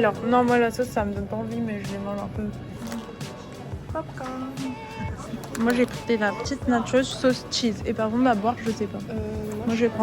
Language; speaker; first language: French; native; French